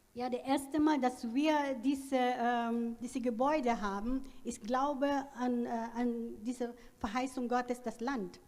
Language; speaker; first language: German; non-native, learner; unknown